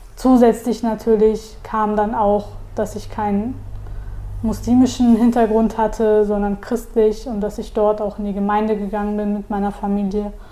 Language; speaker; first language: German; early bilingual, other home language; Turkish